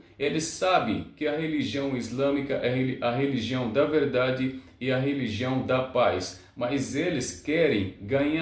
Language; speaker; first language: Portuguese; non-native, learner; Arabic